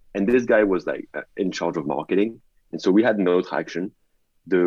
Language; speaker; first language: English; non-native, fluent; French